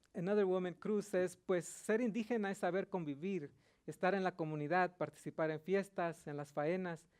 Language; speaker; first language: Spanish; early bilingual, heritage; Spanish